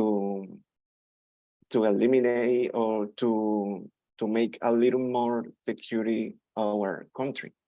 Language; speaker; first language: English; non-native, learner; Spanish